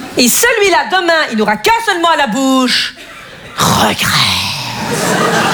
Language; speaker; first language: French; native; French